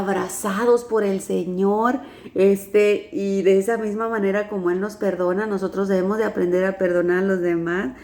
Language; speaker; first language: Spanish; native; Spanish